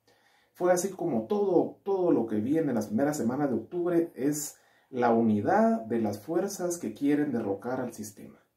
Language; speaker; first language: Spanish; native; Spanish